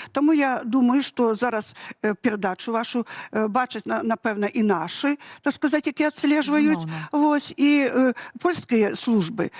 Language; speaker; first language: Belarusian; native; Belarusian